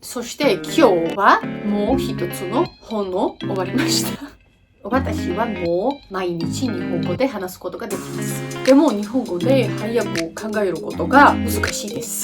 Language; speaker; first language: Japanese; non-native, learner; Georgian